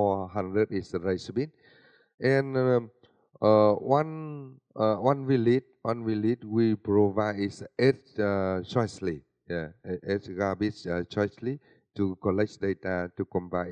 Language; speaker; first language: English; non-native, learner; Vietnamese